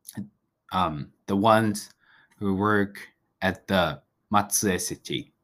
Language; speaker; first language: English; non-native, fluent; Japanese